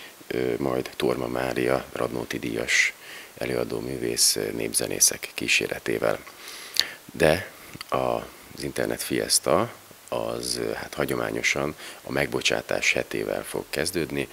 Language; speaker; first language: Hungarian; native; Hungarian